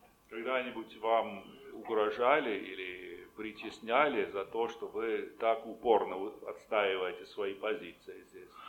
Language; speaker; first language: Russian; non-native, fluent; English